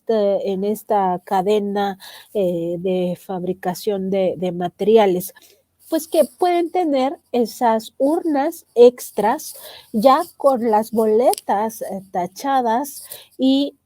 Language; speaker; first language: Spanish; native; Spanish